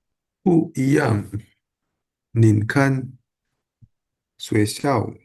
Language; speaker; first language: Chinese; non-native, learner; Indonesian